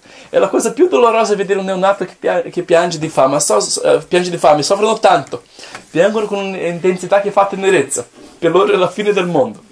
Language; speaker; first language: Italian; non-native, fluent; Portuguese